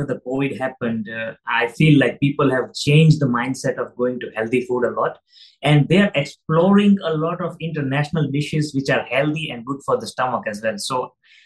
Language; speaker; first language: English; non-native, local second language; Gujarati